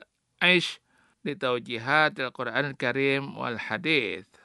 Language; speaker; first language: Arabic; non-native, fluent; Indonesian